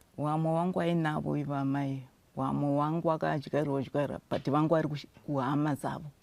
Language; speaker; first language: Shona; non-native, local second language; North Ndebele